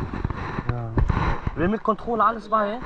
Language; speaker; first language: German; non-native, learner; Turkish